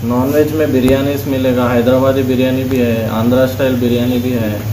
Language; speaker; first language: Hindi; non-native, local second language; Telugu